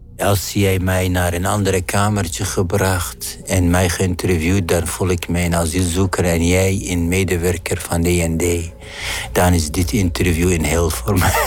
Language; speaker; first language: Dutch; non-native, fluent; Arabic